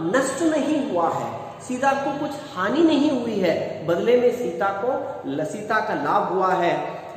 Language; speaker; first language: Hindi; non-native, local second language; Kannada